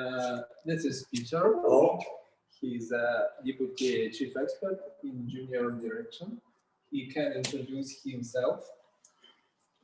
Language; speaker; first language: English; non-native, learner; Russian